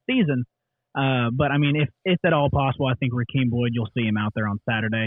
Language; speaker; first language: English; native; English